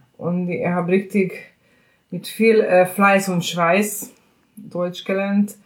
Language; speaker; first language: German; non-native, fluent; Hungarian